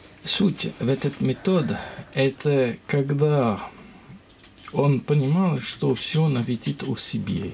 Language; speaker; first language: Russian; non-native, learner; French